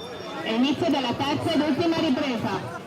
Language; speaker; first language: Italian; native; Italian